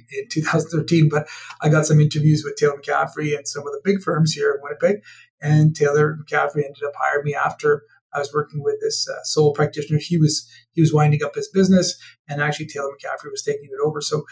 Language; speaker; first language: English; native; English